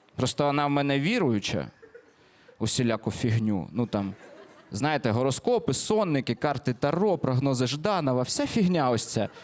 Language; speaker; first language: Ukrainian; non-native, local second language; Russian